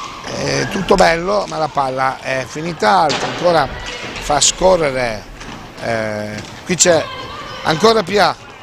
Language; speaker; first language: Italian; native; Italian